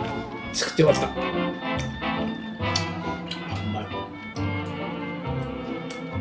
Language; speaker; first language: Japanese; native; Japanese